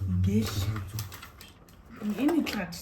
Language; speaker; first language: Mongolian; native; Mongolian